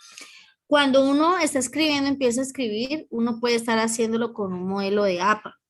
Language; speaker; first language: Spanish; native; Spanish